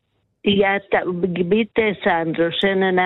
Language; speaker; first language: German; non-native, learner; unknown